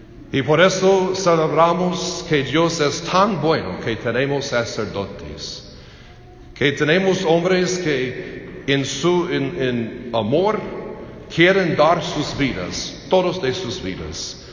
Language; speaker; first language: Spanish; non-native, learner; English